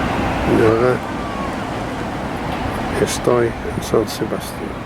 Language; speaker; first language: Spanish; non-native, fluent; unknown